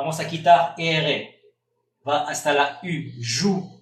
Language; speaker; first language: Spanish; non-native, fluent; French